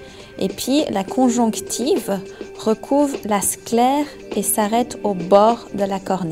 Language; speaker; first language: French; native; French